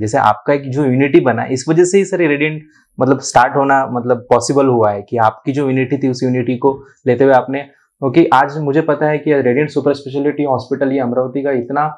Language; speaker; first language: Hindi; non-native, local second language; Marathi